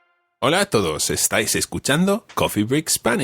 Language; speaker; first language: Spanish; non-native, fluent; English